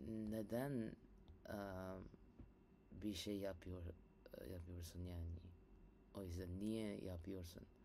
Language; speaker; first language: Turkish; non-native, learner; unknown